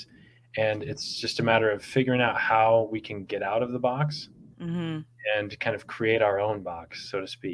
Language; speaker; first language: English; native; English